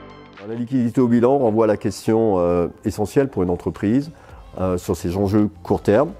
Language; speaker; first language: French; native; French